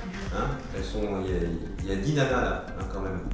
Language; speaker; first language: French; native; French